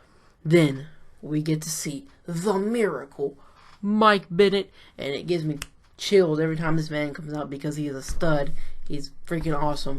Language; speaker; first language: English; native; English